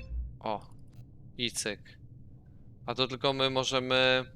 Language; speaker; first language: Polish; native; Polish